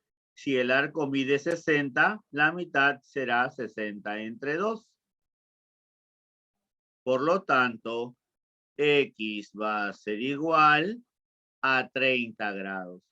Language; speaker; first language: Spanish; native; Spanish